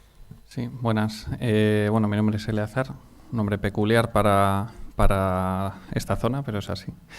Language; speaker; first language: Spanish; native; Spanish